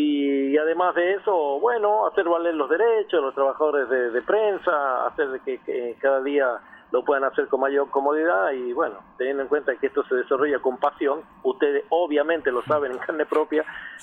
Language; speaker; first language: Spanish; native; Spanish